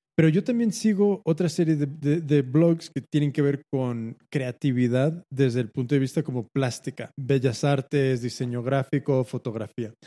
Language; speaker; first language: Spanish; early bilingual, heritage; Spanish